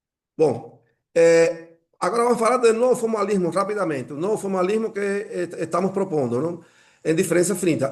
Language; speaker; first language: Portuguese; non-native, fluent; Spanish